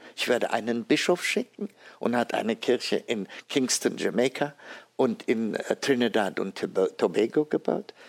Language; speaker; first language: German; non-native, fluent; Amharic